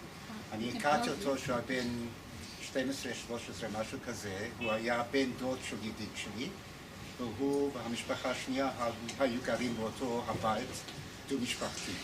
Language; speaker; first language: Hebrew; non-native, fluent; English